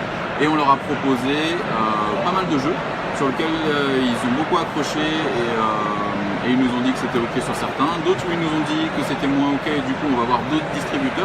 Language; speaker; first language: French; native; French